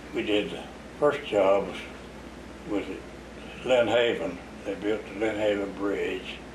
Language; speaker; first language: English; native; English